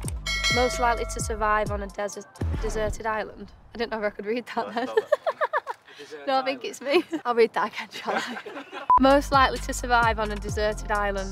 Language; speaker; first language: English; native; English